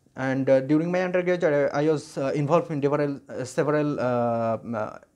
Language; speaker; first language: English; non-native, local second language; Bangla